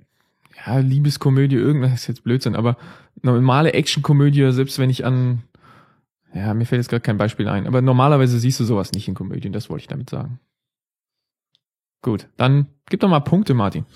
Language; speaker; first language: German; native; German